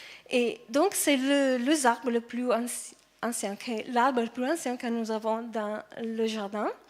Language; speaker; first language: French; non-native, fluent; Italian